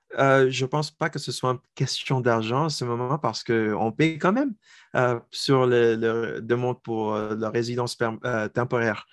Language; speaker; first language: French; non-native, local second language; English